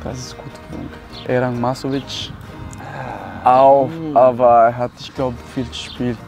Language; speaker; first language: German; non-native, learner; Spanish